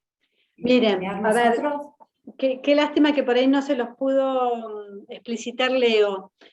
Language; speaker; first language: Spanish; native; Spanish